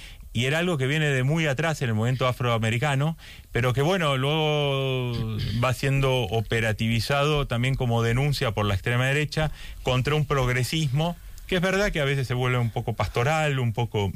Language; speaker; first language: Spanish; native; Spanish